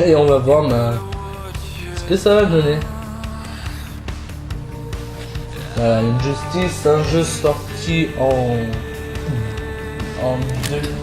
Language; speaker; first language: French; native; French